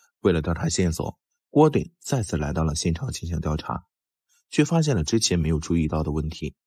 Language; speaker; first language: Chinese; native; Chinese